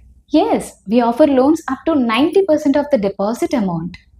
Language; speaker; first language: English; non-native, local second language; Telugu